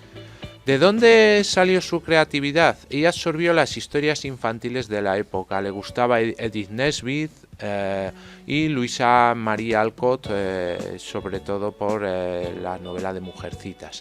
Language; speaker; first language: Spanish; native; Spanish